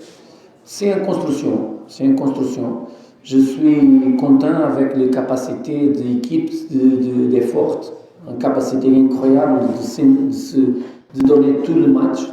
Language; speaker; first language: French; non-native, fluent; Portuguese